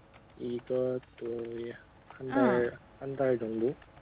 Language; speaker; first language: Chinese; non-native, learner; Korean